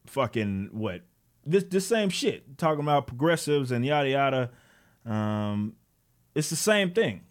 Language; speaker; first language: English; native; English